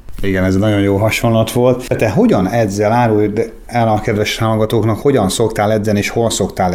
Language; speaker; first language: Hungarian; native; Hungarian